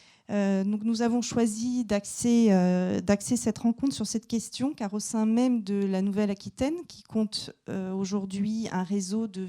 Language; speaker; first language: French; native; French